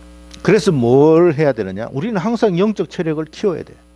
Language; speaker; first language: Korean; native; Korean